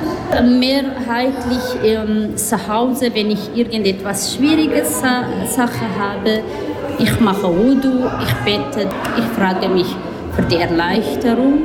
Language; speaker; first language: German; non-native, learner; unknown